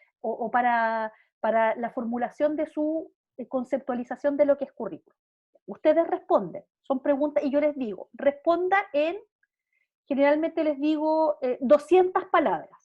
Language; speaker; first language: Spanish; native; Spanish